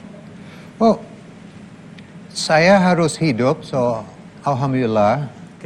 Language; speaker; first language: Indonesian; non-native, learner; English